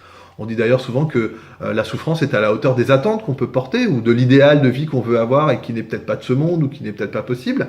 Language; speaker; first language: French; native; French